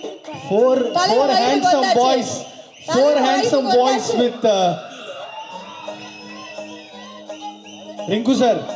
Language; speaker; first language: Tamil; native; Tamil